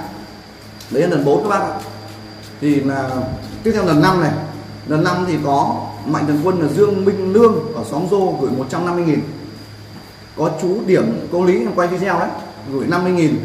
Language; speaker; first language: Vietnamese; native; Vietnamese